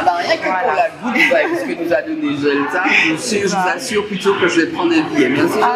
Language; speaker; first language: French; native; French